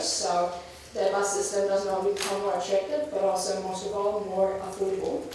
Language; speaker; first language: English; non-native, fluent; German